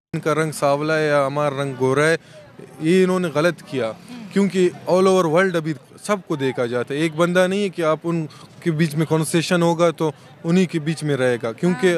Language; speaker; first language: Urdu; native; Urdu